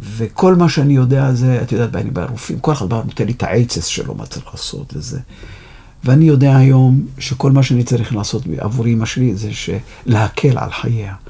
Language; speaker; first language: Hebrew; native; Hebrew